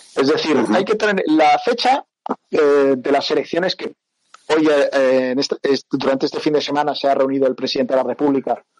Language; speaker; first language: Spanish; early bilingual, other home language; Portuguese